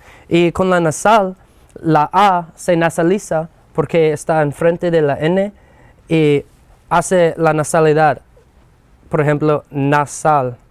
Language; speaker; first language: Spanish; non-native, fluent; English